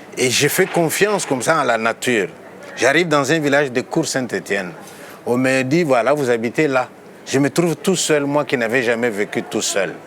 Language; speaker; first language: French; non-native, local second language; Luba-Lulua